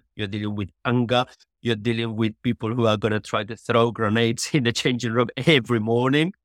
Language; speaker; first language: English; non-native, fluent; Spanish